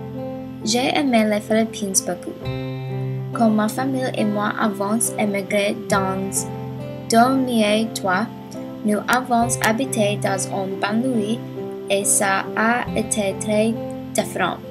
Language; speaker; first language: French; non-native, learner; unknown